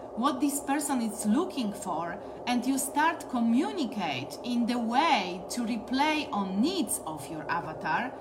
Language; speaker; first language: English; non-native, learner; Polish